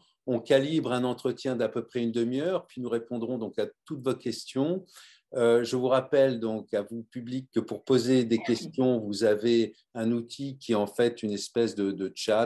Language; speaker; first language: French; native; French